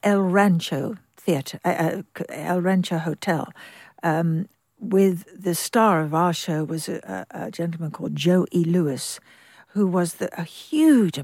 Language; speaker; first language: English; native; English